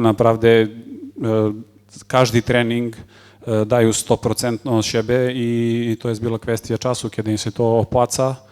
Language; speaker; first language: Polish; non-native, fluent; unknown